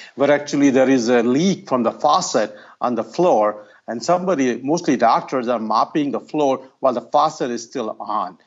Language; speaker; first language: English; non-native, local second language; Gujarati